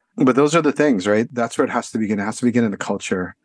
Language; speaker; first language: English; native; English